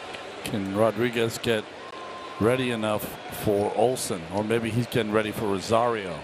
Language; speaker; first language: English; native; English